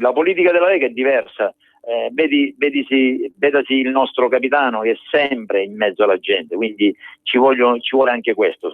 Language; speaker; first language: Italian; native; Italian